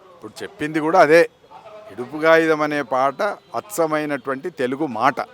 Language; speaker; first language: Telugu; native; Telugu